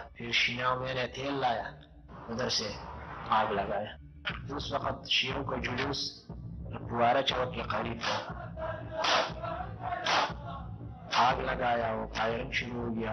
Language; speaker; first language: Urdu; non-native, local second language; Pashto